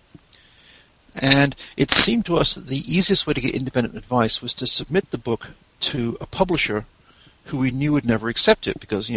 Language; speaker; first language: English; native; English